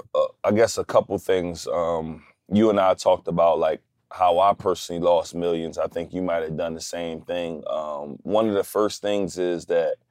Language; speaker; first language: English; native; English